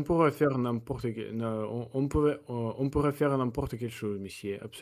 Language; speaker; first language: French; non-native, learner; Russian